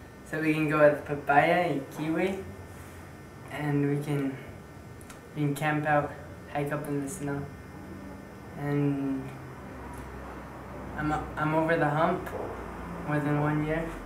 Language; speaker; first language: English; native; English